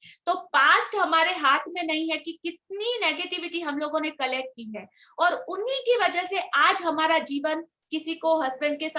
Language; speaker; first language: Hindi; native; Hindi